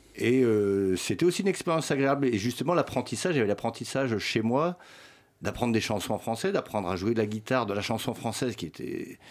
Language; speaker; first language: French; early bilingual, other home language; Swedish